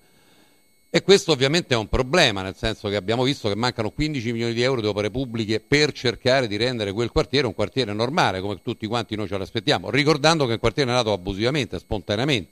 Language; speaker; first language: Italian; native; Italian